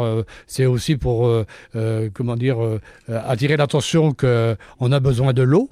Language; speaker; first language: French; native; French